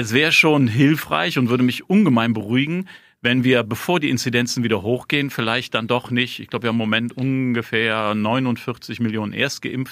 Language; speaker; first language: German; native; German